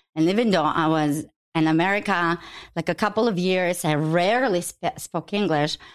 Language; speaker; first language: English; non-native, fluent; Ukrainian